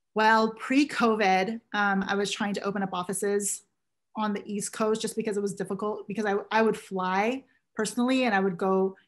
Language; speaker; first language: English; native; English